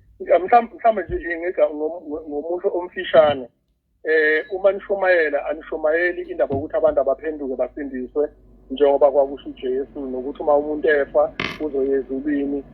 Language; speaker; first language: Zulu; native; Zulu